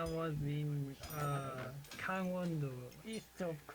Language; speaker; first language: English; non-native, learner; Korean